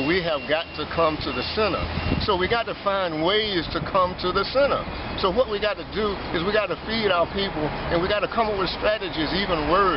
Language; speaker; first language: English; native; English